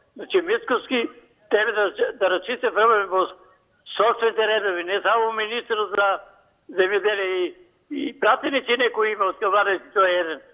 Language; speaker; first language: Macedonian; native; Macedonian